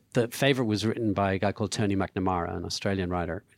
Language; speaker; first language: English; native; English